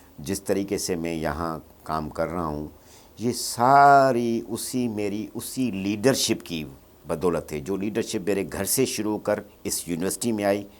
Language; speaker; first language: Urdu; non-native, local second language; Sindhi